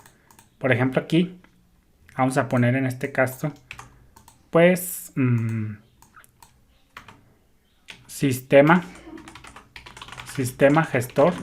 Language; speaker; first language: Spanish; native; Spanish